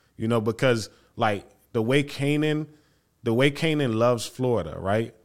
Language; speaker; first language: English; early bilingual, other home language; Haitian Creole